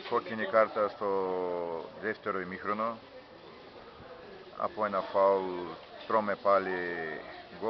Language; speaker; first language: Greek; non-native, learner; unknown